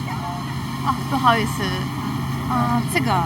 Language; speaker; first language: Chinese; non-native, learner; Japanese